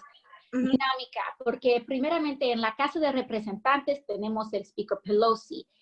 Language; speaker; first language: Spanish; early bilingual, heritage; English